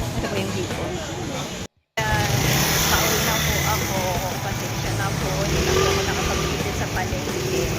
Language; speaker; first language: Filipino; native; Filipino